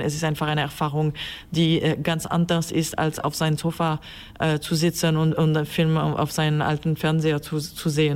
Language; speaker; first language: German; non-native, local second language; French